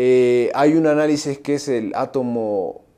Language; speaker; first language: Spanish; native; Spanish